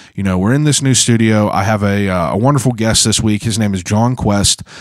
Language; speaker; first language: English; native; English